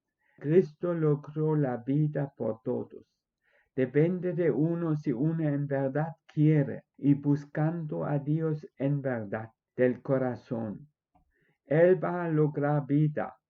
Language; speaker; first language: Spanish; non-native, fluent; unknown